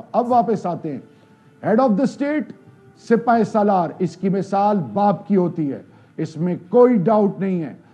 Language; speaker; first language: Urdu; non-native, local second language; Pashto